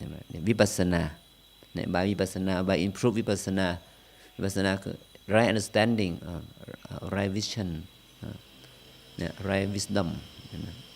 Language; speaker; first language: English; non-native, learner; Thai